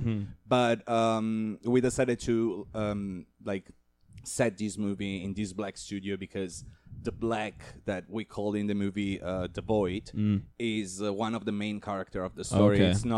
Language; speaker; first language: English; non-native, fluent; Italian